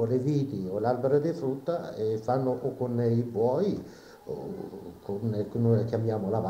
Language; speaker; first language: Italian; native; Italian